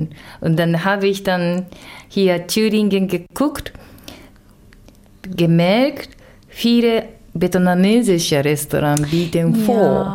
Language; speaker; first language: German; non-native, fluent; Japanese